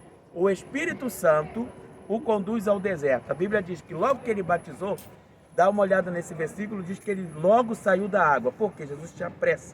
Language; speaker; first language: Portuguese; native; Portuguese